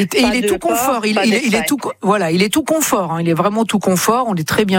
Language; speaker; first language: French; native; French